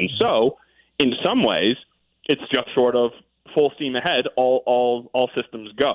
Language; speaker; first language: English; native; English